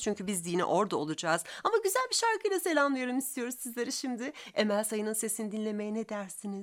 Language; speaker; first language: Turkish; native; Turkish